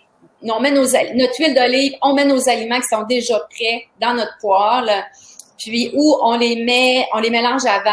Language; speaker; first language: French; native; French